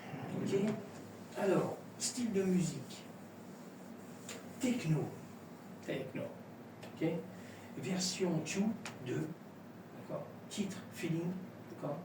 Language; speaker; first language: French; native; French